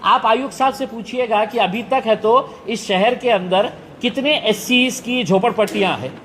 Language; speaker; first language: Hindi; non-native, local second language; Marathi